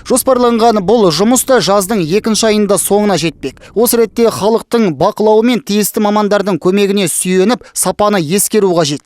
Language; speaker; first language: Kazakh; native; Kazakh